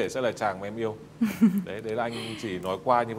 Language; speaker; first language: Vietnamese; native; Vietnamese